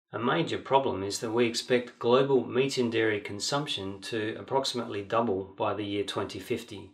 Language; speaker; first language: English; native; English